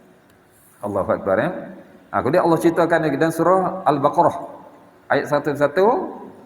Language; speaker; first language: Malay; native; Malay